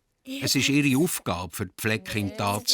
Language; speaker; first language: German; native; German